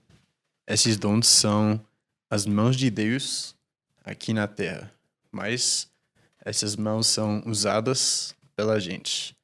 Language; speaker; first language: Portuguese; non-native, fluent; English